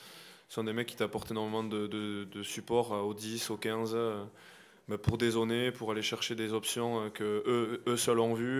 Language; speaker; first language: French; native; French